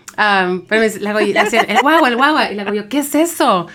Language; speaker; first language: Spanish; early bilingual, heritage; Spanish